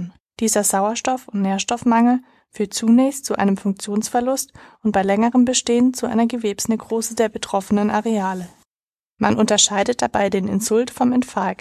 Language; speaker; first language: German; native; German